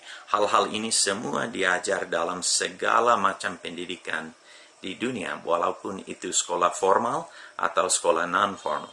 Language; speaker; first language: Indonesian; non-native, fluent; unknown